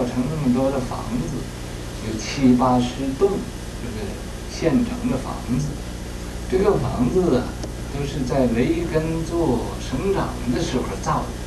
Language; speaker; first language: Chinese; native; Chinese